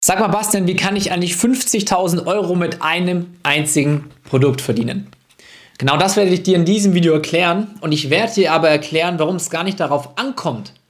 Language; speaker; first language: German; native; German